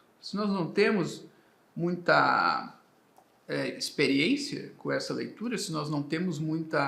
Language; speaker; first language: Portuguese; native; Portuguese